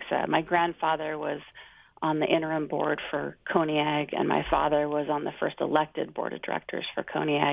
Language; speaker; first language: English; native; English